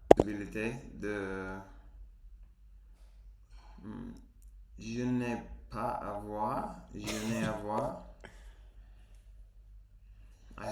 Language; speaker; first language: French; non-native, learner; Spanish